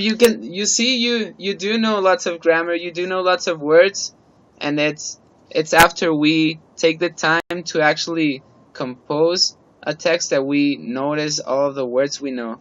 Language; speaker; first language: English; non-native, fluent; Spanish